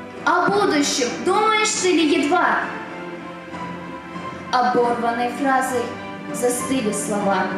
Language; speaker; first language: Russian; native; Russian